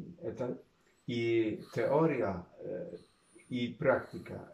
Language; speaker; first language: Russian; non-native, learner; Polish